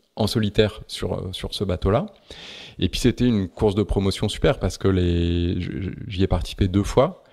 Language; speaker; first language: French; native; French